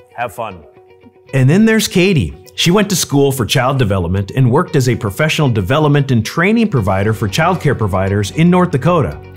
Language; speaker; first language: English; native; English